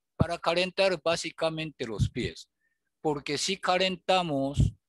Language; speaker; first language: Spanish; non-native, fluent; Japanese